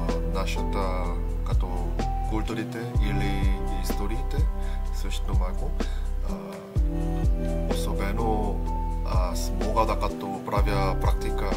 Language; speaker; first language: Bulgarian; non-native, learner; Korean